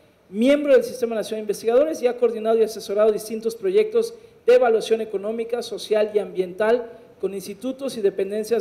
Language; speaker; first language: Spanish; native; Spanish